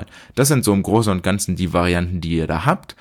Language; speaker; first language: German; native; German